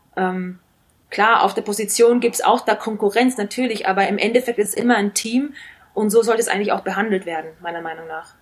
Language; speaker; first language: German; early bilingual, other home language; Italian